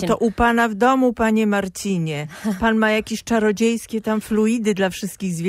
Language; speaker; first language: Polish; native; Polish